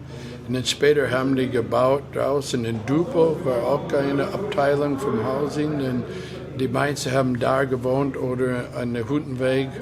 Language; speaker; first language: German; non-native, fluent; English